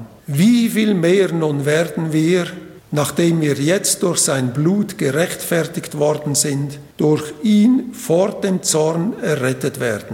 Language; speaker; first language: German; native; German